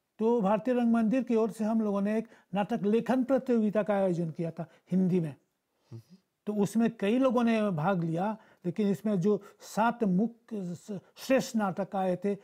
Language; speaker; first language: Hindi; early bilingual, heritage; Bhojpuri